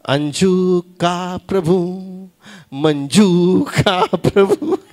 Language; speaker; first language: Hindi; non-native, local second language; Marathi